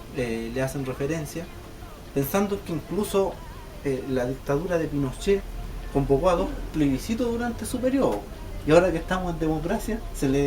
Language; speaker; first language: Spanish; native; Spanish